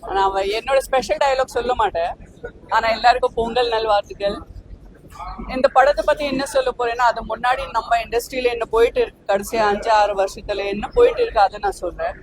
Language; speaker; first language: Tamil; non-native, fluent; Gujarati